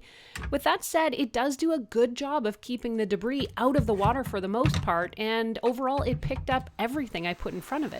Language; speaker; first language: English; native; English